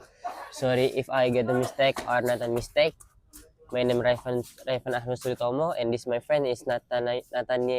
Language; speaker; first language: English; non-native, learner; Indonesian